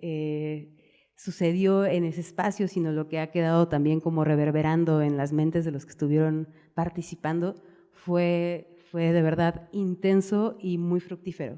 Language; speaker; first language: Spanish; native; Spanish